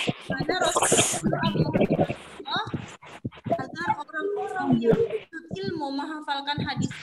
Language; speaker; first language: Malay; non-native, local second language; Javanese